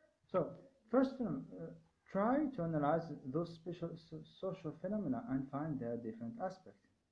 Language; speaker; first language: English; non-native, fluent; Arabic